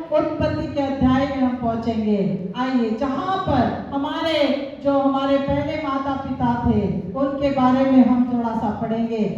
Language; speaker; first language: Hindi; native; Hindi